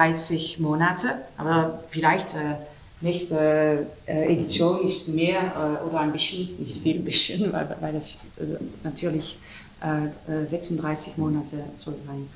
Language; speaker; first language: German; non-native, learner; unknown